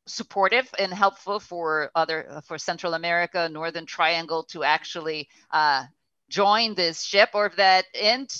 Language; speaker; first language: English; non-native, fluent; Portuguese